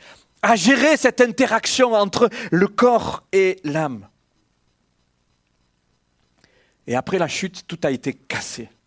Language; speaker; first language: French; native; French